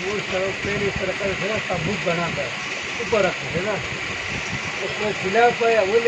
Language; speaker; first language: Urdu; non-native, local second language; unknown